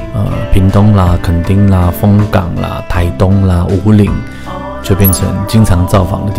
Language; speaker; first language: Chinese; native; Chinese